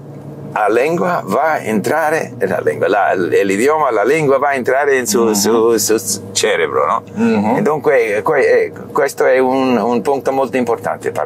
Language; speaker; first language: Italian; non-native, learner; English